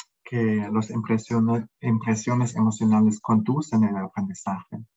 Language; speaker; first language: Spanish; non-native, fluent; German